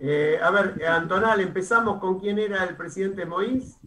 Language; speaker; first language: Spanish; native; Spanish